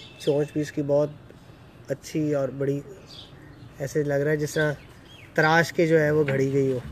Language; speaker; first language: Urdu; non-native, local second language; Punjabi